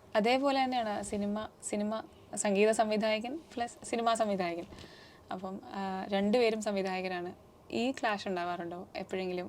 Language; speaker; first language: Malayalam; native; Malayalam